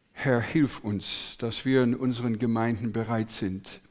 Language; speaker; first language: German; non-native, fluent; English